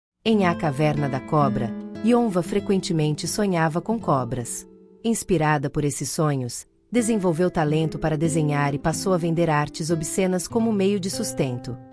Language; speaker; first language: Portuguese; native; Portuguese